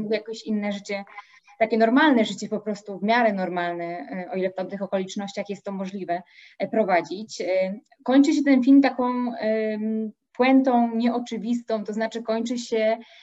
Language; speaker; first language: Polish; native; Polish